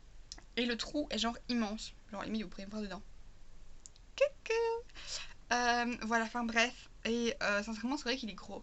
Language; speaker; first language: French; native; French